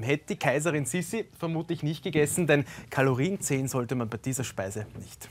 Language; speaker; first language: German; native; German